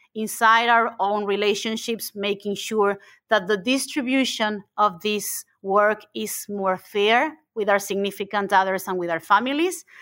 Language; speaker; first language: English; non-native, fluent; Spanish